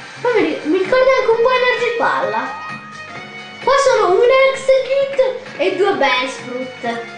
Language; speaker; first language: Italian; native; Italian